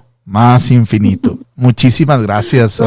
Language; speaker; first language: Spanish; native; Spanish